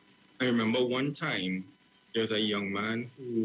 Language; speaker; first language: English; native; English